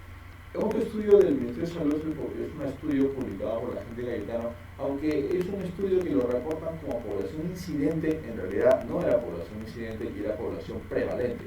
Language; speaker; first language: Spanish; native; Spanish